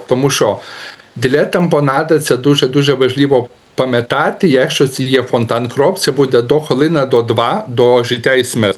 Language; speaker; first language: Ukrainian; non-native, learner; Lithuanian